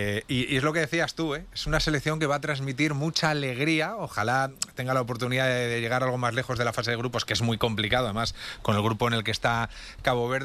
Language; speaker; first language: Spanish; native; Spanish